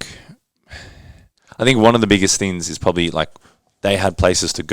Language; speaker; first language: English; native; English